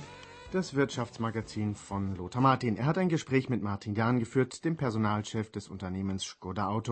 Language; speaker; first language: German; native; German